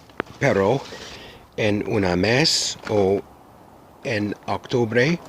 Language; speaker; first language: Spanish; non-native, learner; English